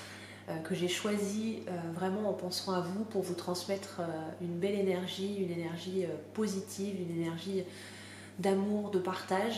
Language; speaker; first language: French; native; French